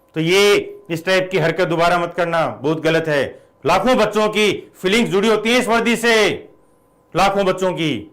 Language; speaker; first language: Hindi; native; Hindi